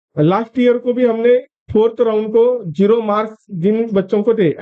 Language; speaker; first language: Hindi; non-native, local second language; Marathi